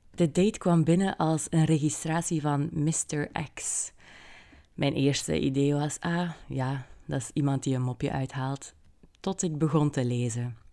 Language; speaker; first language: Dutch; native; Dutch